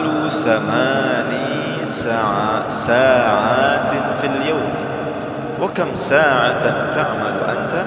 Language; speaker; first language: Arabic; non-native, fluent; Indonesian